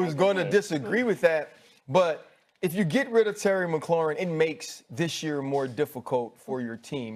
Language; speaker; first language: English; native; English